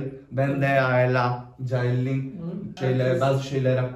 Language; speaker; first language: Turkish; non-native, learner; Italian